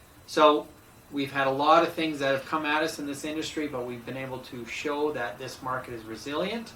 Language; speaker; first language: English; native; English